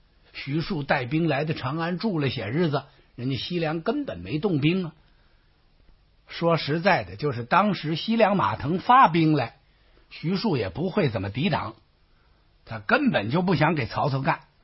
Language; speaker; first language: Chinese; native; Chinese